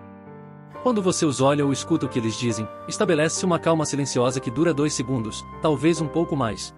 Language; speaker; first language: Portuguese; native; Portuguese